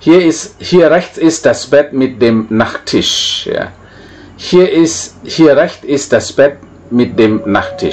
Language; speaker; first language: German; non-native, fluent; Indonesian